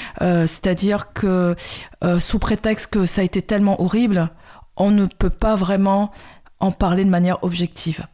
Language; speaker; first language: French; early bilingual, other home language; Khmer